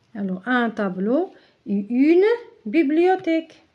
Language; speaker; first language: French; non-native, local second language; Arabic